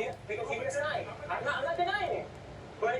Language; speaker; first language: English; native; English